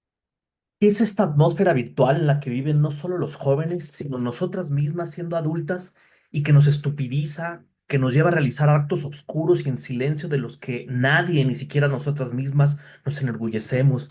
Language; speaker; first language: Spanish; native; Spanish